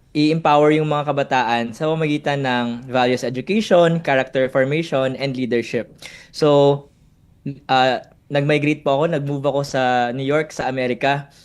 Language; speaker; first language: Filipino; non-native, local second language; Kinaray-a